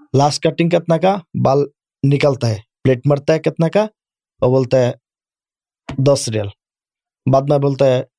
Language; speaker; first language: Urdu; non-native, learner; Bangla